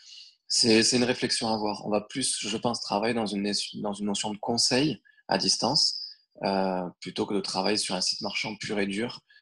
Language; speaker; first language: French; native; French